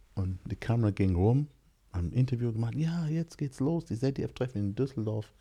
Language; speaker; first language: German; non-native, fluent; English